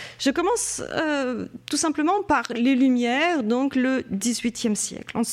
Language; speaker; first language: French; native; French